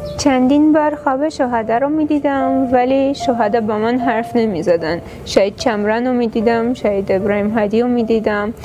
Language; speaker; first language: Persian; non-native, fluent; Armenian